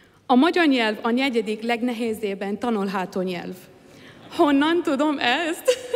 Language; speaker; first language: Hungarian; non-native, learner; English